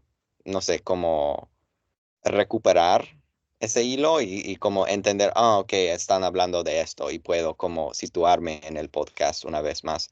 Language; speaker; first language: Spanish; non-native, fluent; English